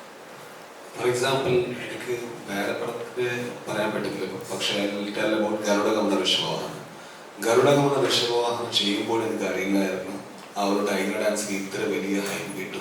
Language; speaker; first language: Malayalam; non-native, learner; Kannada